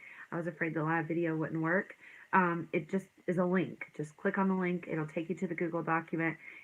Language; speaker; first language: English; native; English